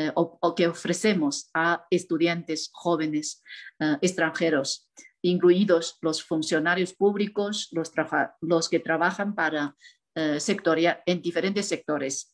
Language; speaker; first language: Spanish; non-native, fluent; Chinese